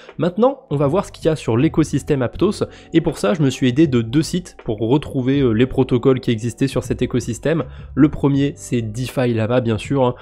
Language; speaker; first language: French; native; French